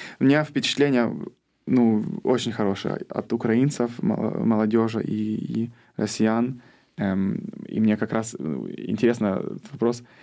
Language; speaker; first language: Russian; early bilingual, heritage; Russian